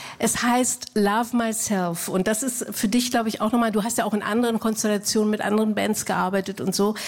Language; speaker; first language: German; native; German